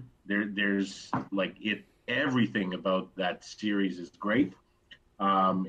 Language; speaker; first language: English; native; English